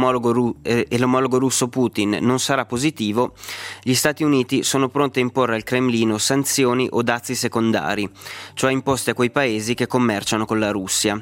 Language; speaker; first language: Italian; native; Italian